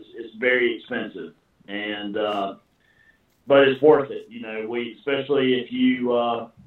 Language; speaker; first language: English; native; English